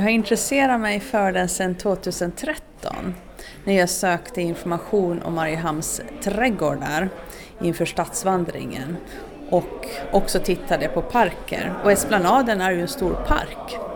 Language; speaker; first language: Swedish; native; Swedish